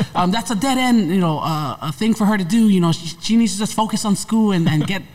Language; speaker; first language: English; native; English